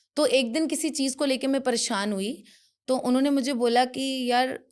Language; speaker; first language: Hindi; non-native, local second language; Punjabi